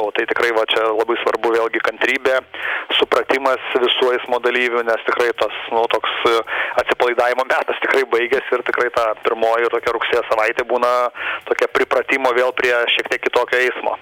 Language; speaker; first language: Lithuanian; native; Lithuanian